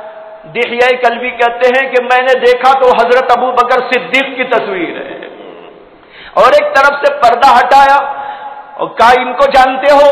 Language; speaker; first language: Urdu; native; Urdu